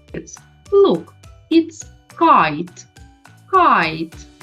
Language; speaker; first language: English; non-native, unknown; Ukrainian